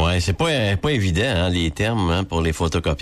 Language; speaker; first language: French; native; French